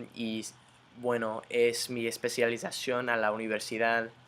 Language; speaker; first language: Spanish; non-native, fluent; English